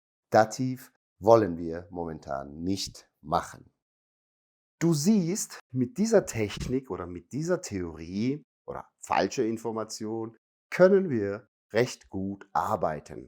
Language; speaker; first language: German; non-native, fluent; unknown